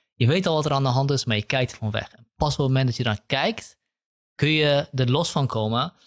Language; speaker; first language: Dutch; early bilingual, other home language; Kurdish